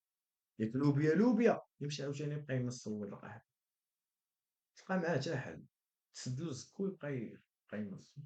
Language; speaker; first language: Arabic; native; Arabic